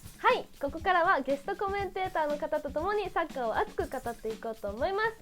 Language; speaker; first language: Japanese; native; Japanese